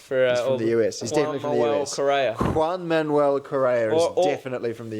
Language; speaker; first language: English; native; English